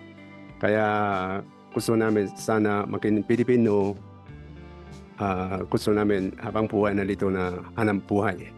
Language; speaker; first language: Filipino; non-native, learner; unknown